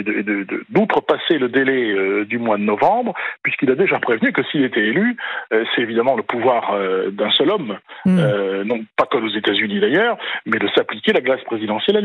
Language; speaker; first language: French; native; French